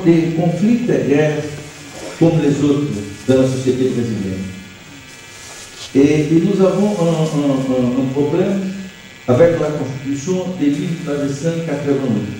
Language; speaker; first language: French; non-native, learner; Portuguese